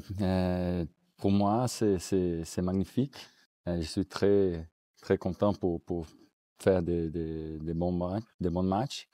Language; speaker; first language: French; non-native, learner; Portuguese